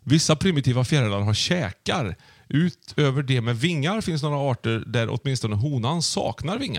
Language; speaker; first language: Swedish; native; Swedish